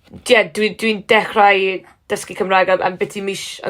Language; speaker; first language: Welsh; non-native, learner; English